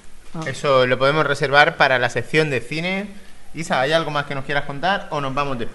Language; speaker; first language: Spanish; native; Spanish